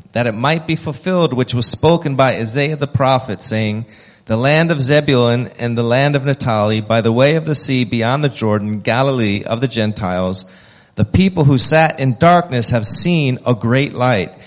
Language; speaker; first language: English; native; English